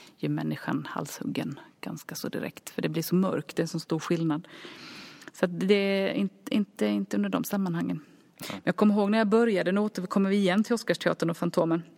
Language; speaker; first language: Swedish; early bilingual, other home language; Finnish